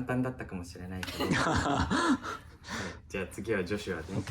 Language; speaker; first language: Japanese; native; Japanese